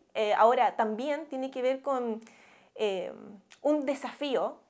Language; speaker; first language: Spanish; native; Spanish